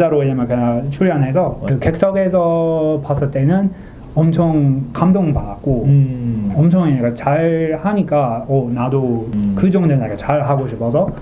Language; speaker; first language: Korean; non-native, learner; English